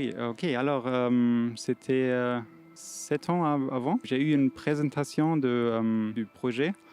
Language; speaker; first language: French; non-native, fluent; German